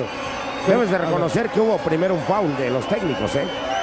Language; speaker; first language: Spanish; native; Spanish